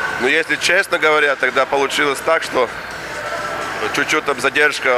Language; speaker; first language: Russian; non-native, fluent; Latvian